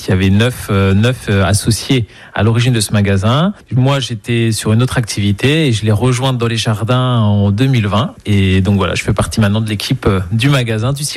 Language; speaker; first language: French; native; French